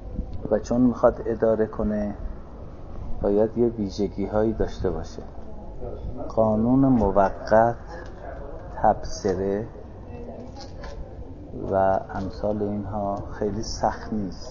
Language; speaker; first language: Persian; native; Persian